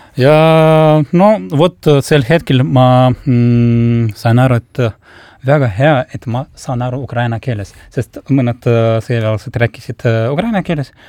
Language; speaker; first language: Estonian; non-native, local second language; Russian